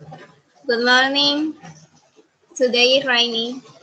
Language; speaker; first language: English; non-native, learner; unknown